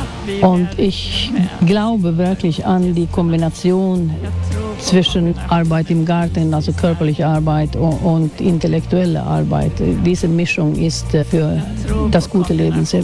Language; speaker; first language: German; non-native, fluent; Swedish